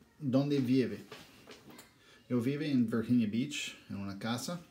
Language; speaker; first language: Spanish; non-native, learner; English